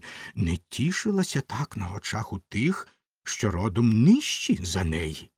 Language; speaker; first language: Ukrainian; native; Ukrainian